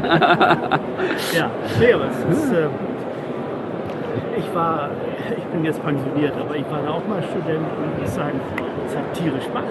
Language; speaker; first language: German; native; German